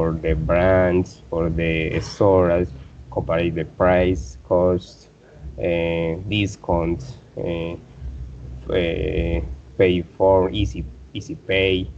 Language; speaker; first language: English; non-native, learner; Spanish